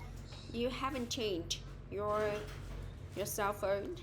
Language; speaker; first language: English; non-native, fluent; Vietnamese